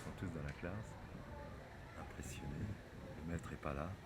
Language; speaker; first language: French; native; French